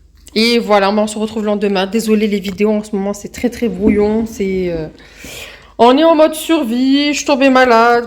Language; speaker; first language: French; native; French